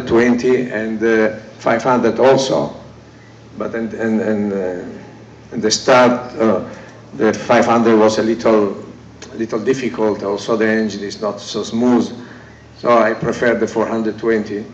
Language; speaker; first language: English; non-native, learner; Italian